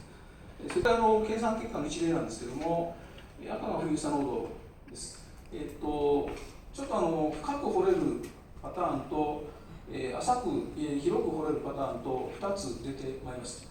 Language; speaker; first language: Japanese; native; Japanese